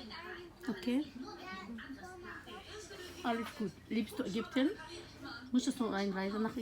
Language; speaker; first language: German; non-native, learner; Arabic